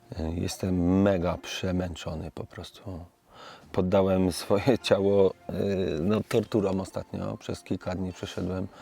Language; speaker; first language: Polish; native; Polish